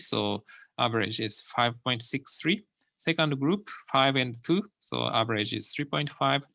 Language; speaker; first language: English; non-native, fluent; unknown